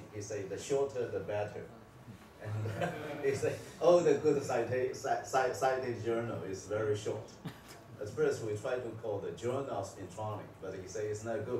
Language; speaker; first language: English; non-native, fluent; Chinese